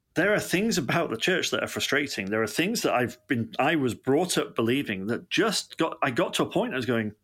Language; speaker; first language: English; native; English